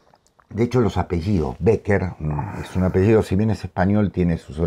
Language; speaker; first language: Spanish; native; Spanish